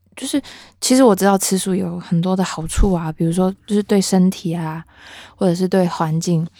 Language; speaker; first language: Chinese; non-native, local second language; Hakka Chinese